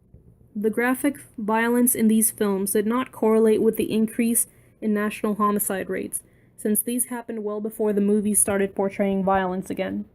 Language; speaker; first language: English; native; English